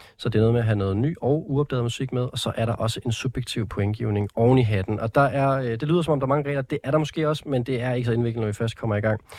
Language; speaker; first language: Danish; native; Danish